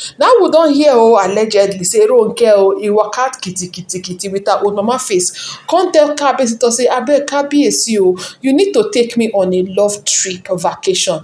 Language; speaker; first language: Nigerian Pidgin; non-native, local second language; Yoruba